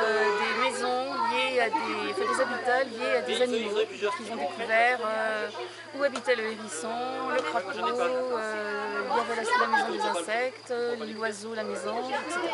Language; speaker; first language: French; native; French